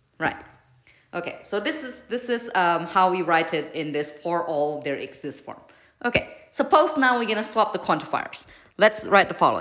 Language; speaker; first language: English; non-native, fluent; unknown